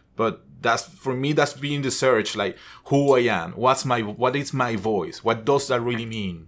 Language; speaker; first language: English; non-native, fluent; Spanish